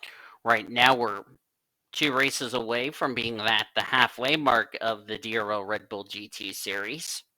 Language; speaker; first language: English; native; English